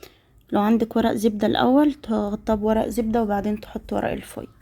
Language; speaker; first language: Arabic; native; Arabic